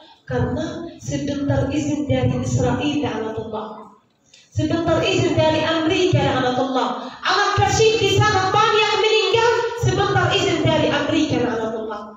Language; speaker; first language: Indonesian; non-native, learner; Arabic